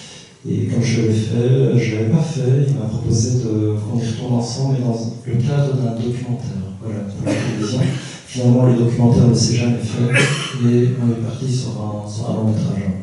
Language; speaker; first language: French; early bilingual, other home language; Korean